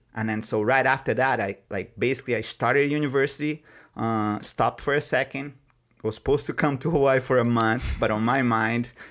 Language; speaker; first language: English; non-native, fluent; Portuguese